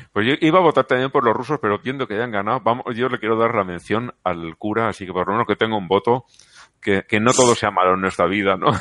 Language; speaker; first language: Spanish; native; Spanish